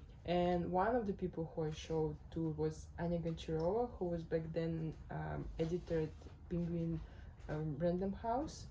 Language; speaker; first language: English; non-native, fluent; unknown